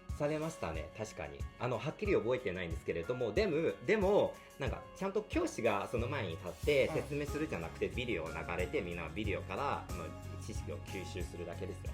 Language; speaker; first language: Japanese; non-native, fluent; Chinese